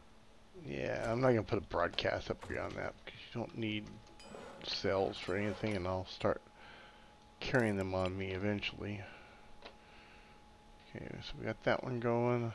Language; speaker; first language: English; native; English